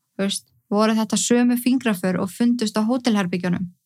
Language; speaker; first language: Icelandic; native; Icelandic